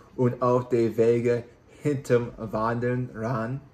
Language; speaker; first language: German; non-native, learner; English